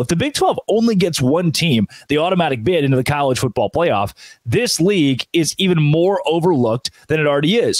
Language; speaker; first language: English; native; English